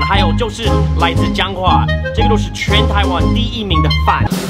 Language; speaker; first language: Chinese; non-native, fluent; English